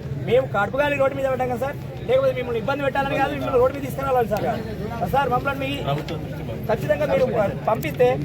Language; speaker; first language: Telugu; native; Telugu